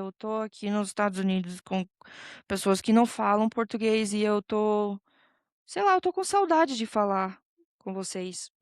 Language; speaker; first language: Portuguese; non-native, fluent; English